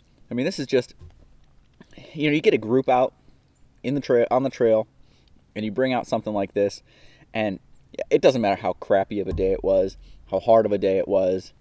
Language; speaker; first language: English; native; English